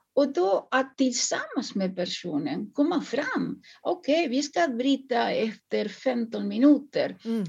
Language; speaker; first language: Swedish; non-native, fluent; Spanish